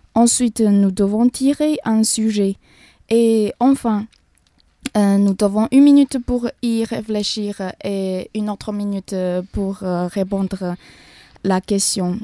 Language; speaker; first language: French; non-native, learner; Chinese